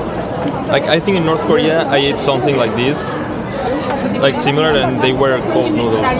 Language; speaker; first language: English; non-native, fluent; Spanish